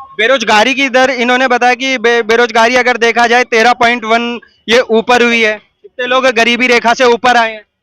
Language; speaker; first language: Hindi; native; Hindi